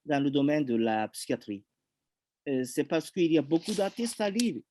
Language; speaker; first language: French; non-native, fluent; Japanese